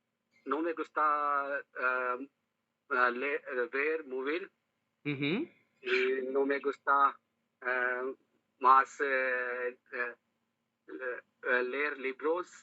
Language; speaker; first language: Spanish; non-native, learner; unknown